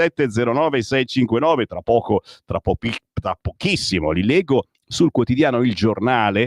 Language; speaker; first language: Italian; native; Italian